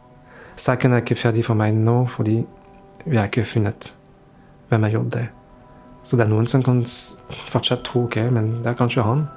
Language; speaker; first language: Norwegian; non-native, fluent; French